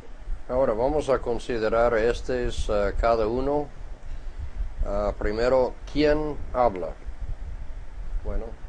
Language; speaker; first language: Spanish; non-native, fluent; English